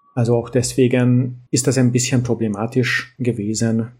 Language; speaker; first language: German; early bilingual, other home language; Hungarian